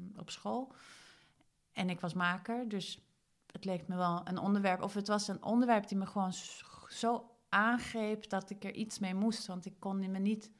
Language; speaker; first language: Dutch; non-native, fluent; Swedish